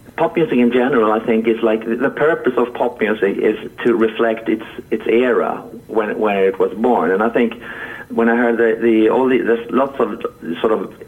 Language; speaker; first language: English; non-native, fluent; Swedish